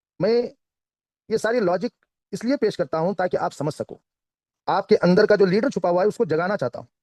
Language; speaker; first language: Hindi; non-native, local second language; Kannada